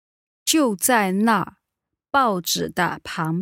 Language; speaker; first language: Chinese; native; Chinese